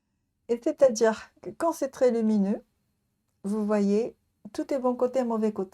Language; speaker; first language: French; non-native, learner; Japanese